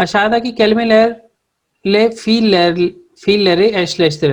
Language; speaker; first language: Turkish; non-native, fluent; Urdu